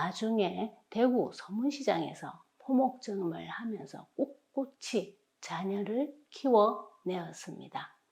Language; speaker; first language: Korean; native; Korean